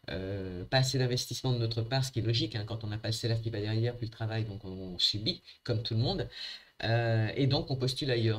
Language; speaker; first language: French; native; French